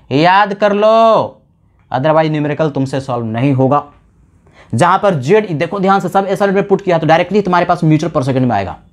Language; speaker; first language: Hindi; native; Hindi